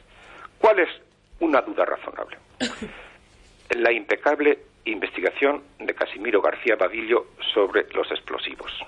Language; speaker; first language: Spanish; native; Spanish